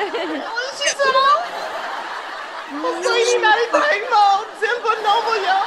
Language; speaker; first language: Japanese; non-native, learner; English